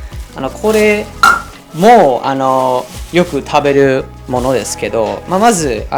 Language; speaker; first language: Japanese; non-native, fluent; English